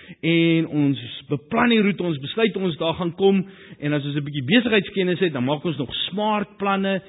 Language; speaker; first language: Afrikaans; native; Afrikaans